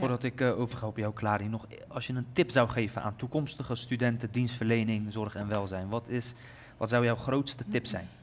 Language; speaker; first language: Dutch; native; Dutch